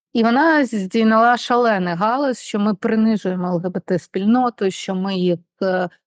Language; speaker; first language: Ukrainian; non-native, local second language; Russian